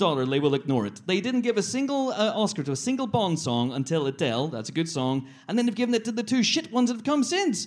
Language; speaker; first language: English; native; English